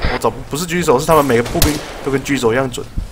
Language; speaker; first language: Chinese; native; Chinese